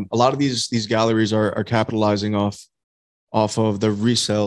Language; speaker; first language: English; native; English